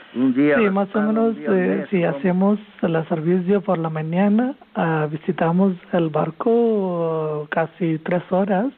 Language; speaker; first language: Spanish; non-native, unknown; Malayalam